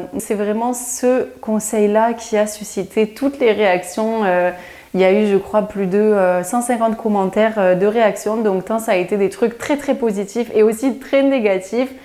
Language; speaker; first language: French; native; French